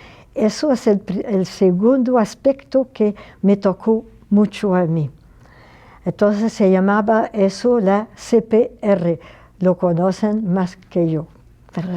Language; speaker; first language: Spanish; non-native, fluent; French